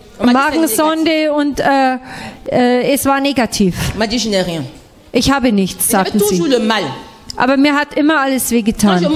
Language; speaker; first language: German; non-native, fluent; French